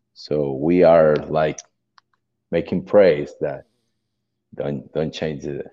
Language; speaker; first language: English; non-native, learner; Spanish